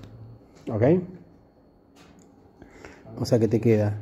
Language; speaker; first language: Spanish; native; Spanish